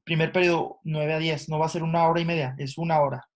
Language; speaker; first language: Spanish; early bilingual, heritage; Spanish